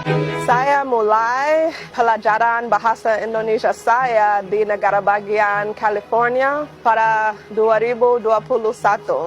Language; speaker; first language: Indonesian; non-native, learner; English